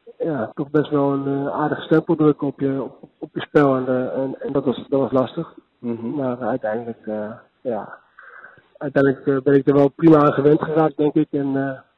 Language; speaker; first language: Dutch; native; Dutch